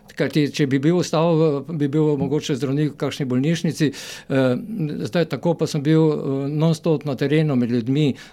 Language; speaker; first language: Slovenian; native; Slovenian